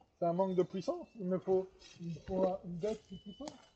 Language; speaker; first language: French; native; French